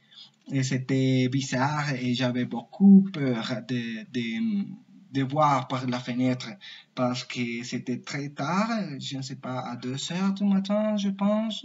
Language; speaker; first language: French; non-native, learner; Spanish